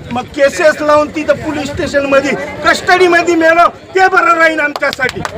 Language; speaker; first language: Marathi; non-native, local second language; Lambadi